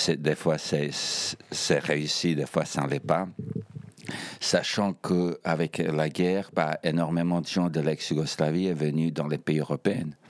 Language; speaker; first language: French; early bilingual, other home language; Bosnian